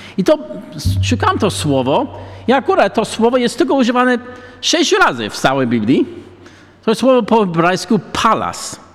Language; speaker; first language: Polish; non-native, fluent; English